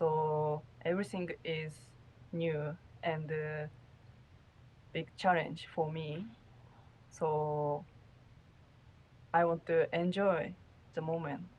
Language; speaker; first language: English; non-native, learner; Japanese